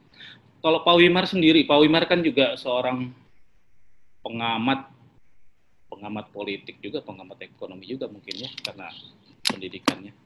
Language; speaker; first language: Indonesian; native; Indonesian